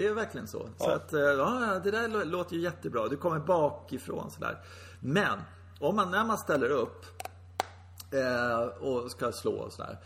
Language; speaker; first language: Swedish; native; Swedish